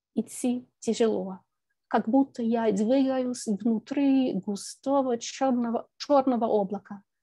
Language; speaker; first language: Russian; non-native, fluent; English